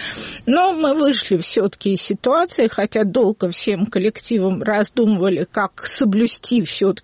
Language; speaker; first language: Russian; native; Russian